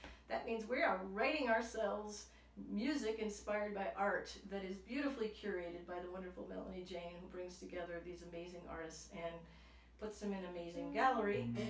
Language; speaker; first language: English; native; English